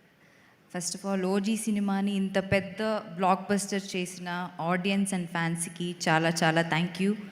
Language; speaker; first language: Telugu; non-native, fluent; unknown